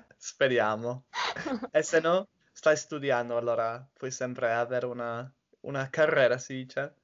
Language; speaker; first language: Italian; non-native, fluent; English